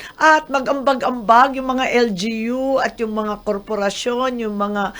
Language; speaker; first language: Filipino; native; Filipino